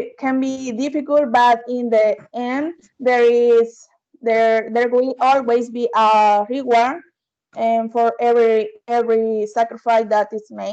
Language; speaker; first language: English; non-native, learner; Spanish